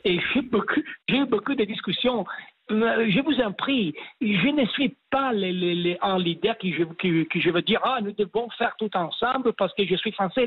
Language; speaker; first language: French; non-native, fluent; Italian